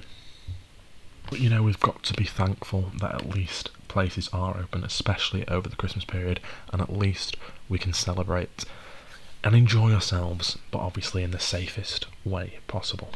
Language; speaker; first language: English; native; English